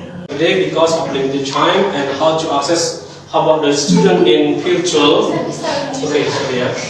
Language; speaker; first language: English; non-native, learner; Indonesian